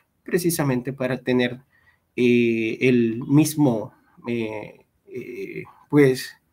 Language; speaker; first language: Spanish; native; Spanish